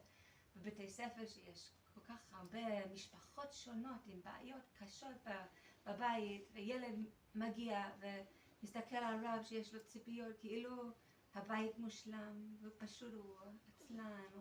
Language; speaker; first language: Hebrew; non-native, fluent; English